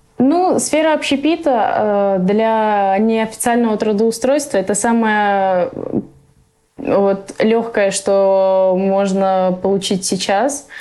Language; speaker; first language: Russian; early bilingual, other home language; Persian